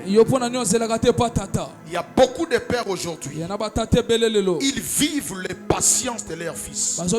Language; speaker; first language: French; non-native, local second language; Lingala